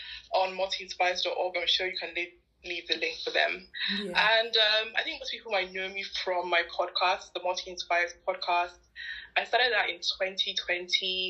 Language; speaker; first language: English; non-native, local second language; Yoruba